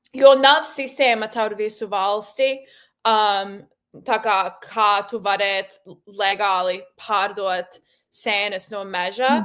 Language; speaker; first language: Latvian; early bilingual, heritage; Latvian